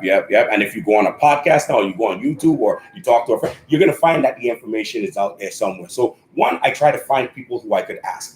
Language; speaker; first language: English; native; English